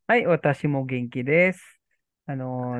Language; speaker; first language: Japanese; non-native, learner; Filipino